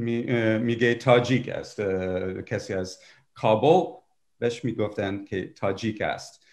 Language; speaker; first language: Persian; non-native, fluent; English